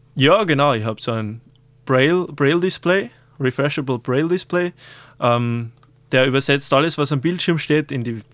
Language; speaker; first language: German; native; German